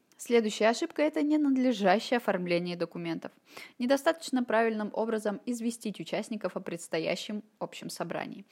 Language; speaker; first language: Russian; native; Russian